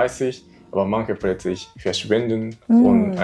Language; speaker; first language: German; non-native, learner; Japanese